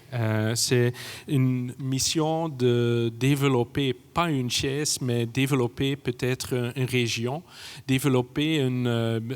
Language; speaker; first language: French; non-native, fluent; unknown